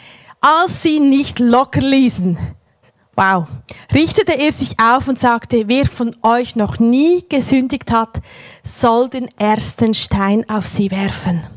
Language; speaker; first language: German; native; German